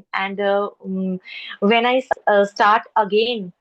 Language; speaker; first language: English; non-native, local second language; Hindi